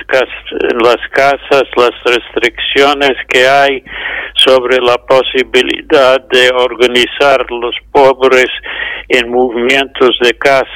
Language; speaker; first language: Spanish; non-native, fluent; English